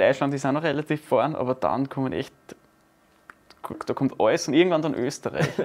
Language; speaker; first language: German; native; German